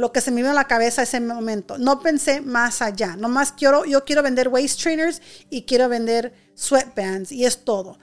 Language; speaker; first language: Spanish; early bilingual, heritage; Spanish